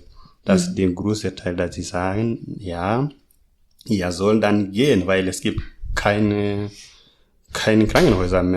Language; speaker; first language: German; non-native, learner; Masai